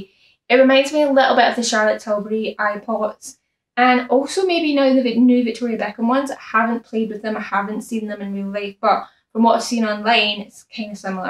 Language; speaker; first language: English; native; English